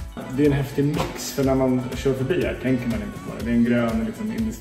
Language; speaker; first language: Swedish; native; Swedish